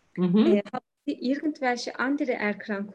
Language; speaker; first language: German; non-native, learner; Turkish